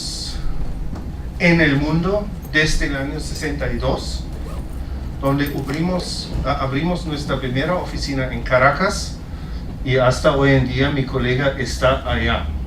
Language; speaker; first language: Spanish; non-native, fluent; German